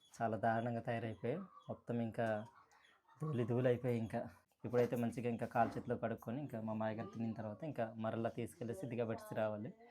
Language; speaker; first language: Telugu; non-native, local second language; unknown